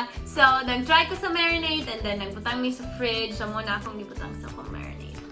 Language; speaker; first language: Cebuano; non-native, learner; English